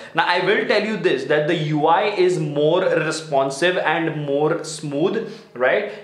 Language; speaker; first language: English; non-native, local second language; Hindi